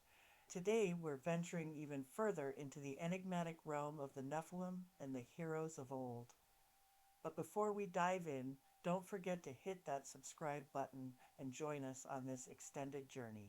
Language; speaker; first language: English; native; English